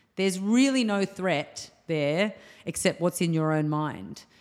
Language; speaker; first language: English; native; English